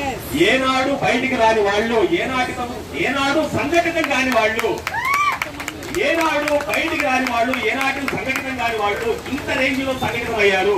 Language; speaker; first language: Telugu; native; Telugu